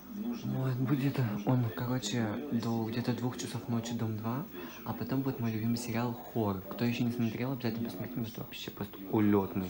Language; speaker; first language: Russian; native; Russian